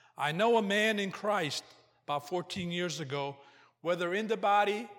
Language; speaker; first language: English; early bilingual, other home language; Portuguese